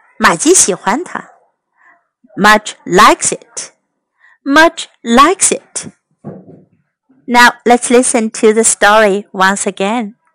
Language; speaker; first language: English; non-native, fluent; Chinese